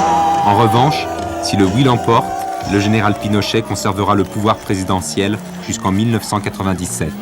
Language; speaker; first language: French; native; French